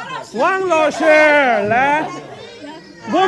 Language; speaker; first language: Chinese; non-native, learner; Urdu